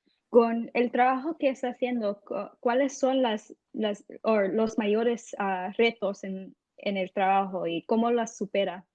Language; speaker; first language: Spanish; early bilingual, heritage; English